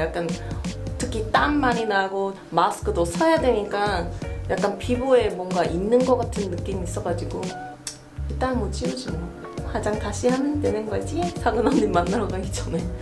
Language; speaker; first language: Korean; non-native, fluent; English